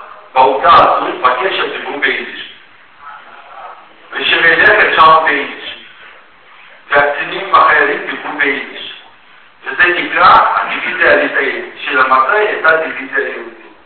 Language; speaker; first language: Hebrew; non-native, fluent; Russian